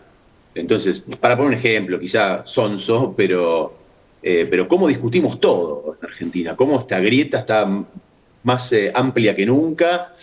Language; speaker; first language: Spanish; native; Spanish